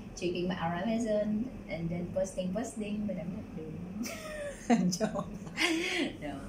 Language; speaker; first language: English; non-native, local second language; Cebuano